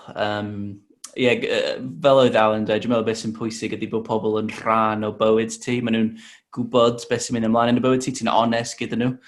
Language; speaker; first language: Welsh; non-native, fluent; English